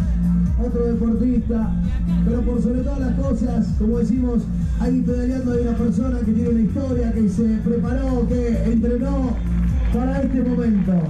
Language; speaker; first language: Spanish; native; Spanish